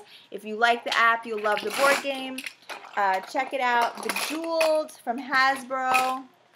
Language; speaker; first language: English; native; English